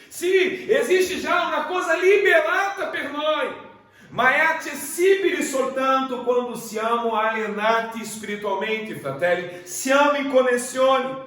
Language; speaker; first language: Italian; non-native, fluent; Portuguese